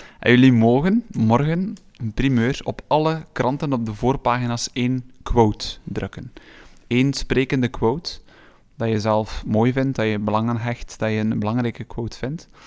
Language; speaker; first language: Dutch; native; Dutch